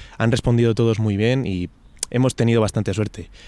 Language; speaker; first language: Spanish; native; Spanish